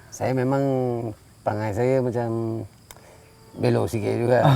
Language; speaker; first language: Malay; non-native, local second language; Tamil